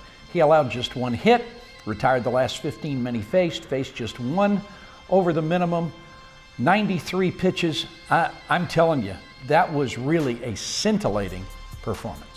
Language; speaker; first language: English; native; English